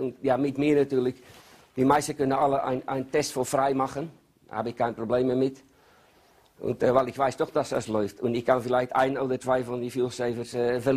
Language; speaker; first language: German; non-native, learner; Dutch